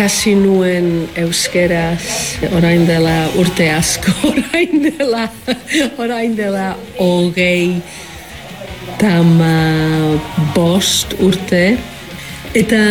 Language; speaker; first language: Basque; non-native, fluent; Welsh